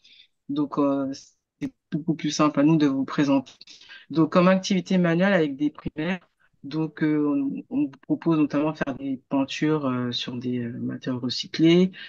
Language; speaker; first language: French; native; French